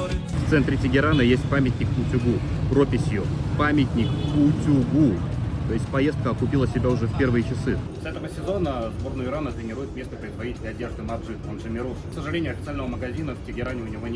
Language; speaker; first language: Russian; native; Russian